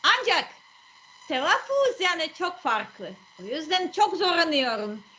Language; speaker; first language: Turkish; non-native, learner; Serbian